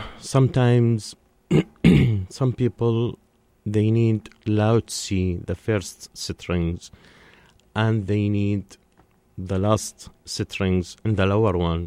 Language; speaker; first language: English; non-native, learner; Arabic